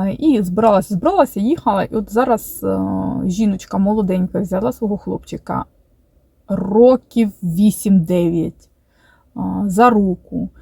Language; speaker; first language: Ukrainian; non-native, local second language; Russian